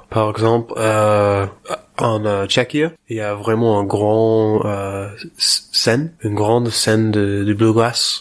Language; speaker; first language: French; non-native, learner; English